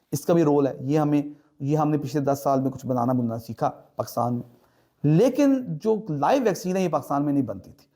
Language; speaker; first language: Urdu; native; Urdu